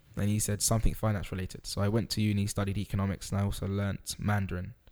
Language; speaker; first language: English; native; English